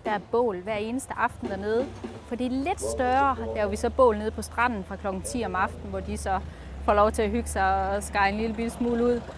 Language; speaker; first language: Danish; native; Danish